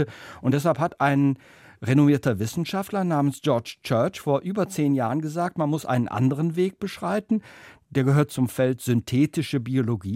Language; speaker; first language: German; native; German